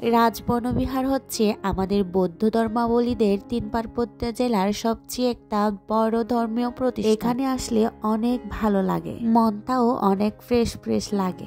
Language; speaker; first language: Bangla; non-native, local second language; Chakma